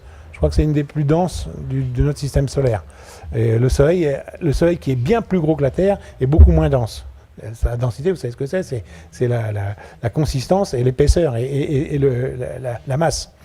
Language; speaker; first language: French; native; French